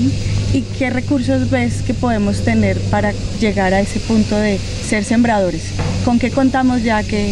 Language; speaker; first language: Spanish; native; Spanish